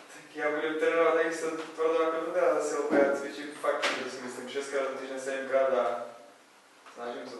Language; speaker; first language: Slovak; native; Slovak